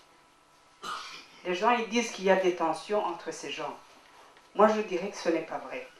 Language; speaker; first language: French; non-native, local second language; Kinyarwanda